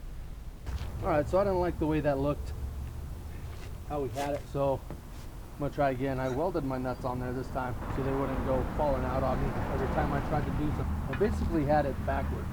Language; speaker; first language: English; native; English